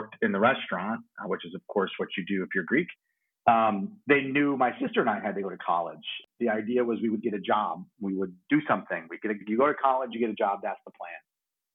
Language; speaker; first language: English; native; English